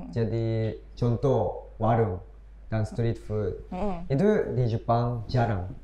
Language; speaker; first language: Indonesian; non-native, learner; Japanese